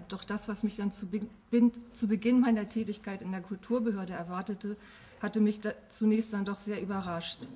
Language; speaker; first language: German; native; German